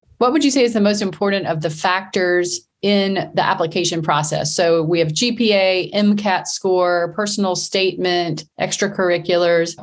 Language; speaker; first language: English; native; English